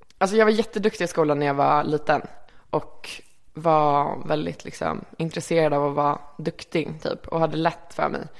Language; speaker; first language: Swedish; early bilingual, other home language; Icelandic